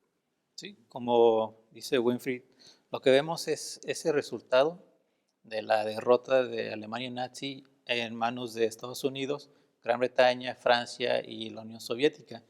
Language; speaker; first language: Spanish; native; Spanish